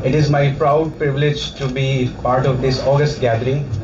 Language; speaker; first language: English; non-native, local second language; Urdu